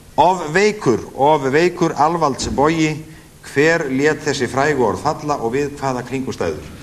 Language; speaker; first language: Icelandic; native; Icelandic